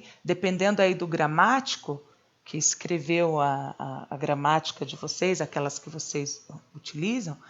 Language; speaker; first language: Portuguese; native; Portuguese